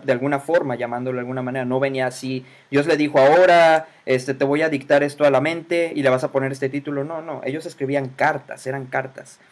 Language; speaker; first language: Spanish; native; Spanish